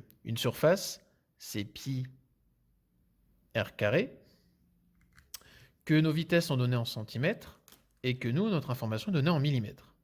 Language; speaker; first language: French; native; French